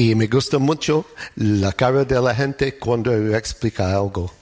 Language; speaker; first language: Spanish; non-native, learner; English